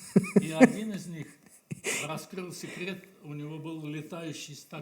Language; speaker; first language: Russian; native; Russian